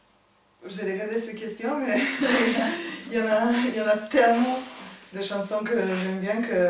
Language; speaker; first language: French; non-native, fluent; Serbian